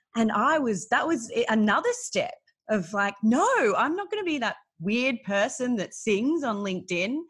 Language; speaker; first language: English; native; English